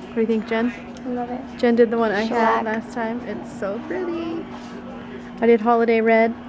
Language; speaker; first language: English; native; English